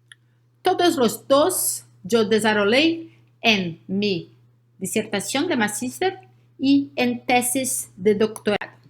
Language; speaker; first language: Spanish; non-native, learner; Portuguese